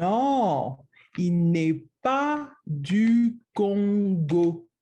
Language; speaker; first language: French; non-native, learner; English